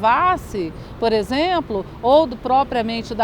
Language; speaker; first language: Portuguese; native; Portuguese